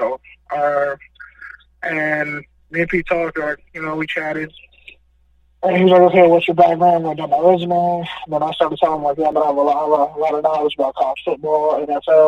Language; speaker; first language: English; native; English